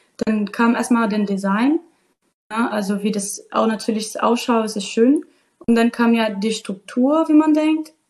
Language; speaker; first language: German; non-native, fluent; Portuguese